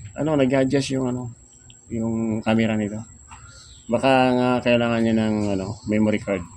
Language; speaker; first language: Filipino; non-native, local second language; Iloko